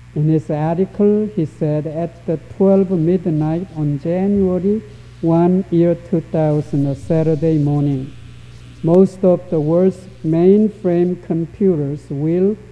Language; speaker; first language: English; non-native, fluent; Korean